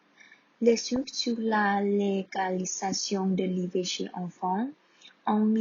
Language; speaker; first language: French; non-native, learner; Thai